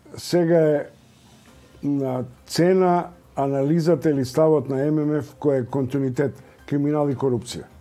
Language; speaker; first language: Macedonian; native; Macedonian